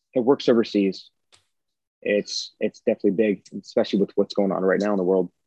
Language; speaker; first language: English; native; English